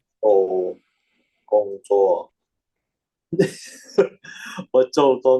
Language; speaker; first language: Chinese; non-native, learner; Indonesian